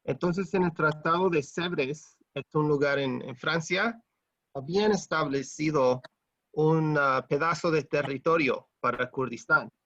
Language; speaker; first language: Spanish; non-native, fluent; English